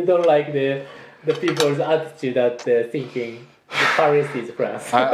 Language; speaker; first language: English; non-native, fluent; Japanese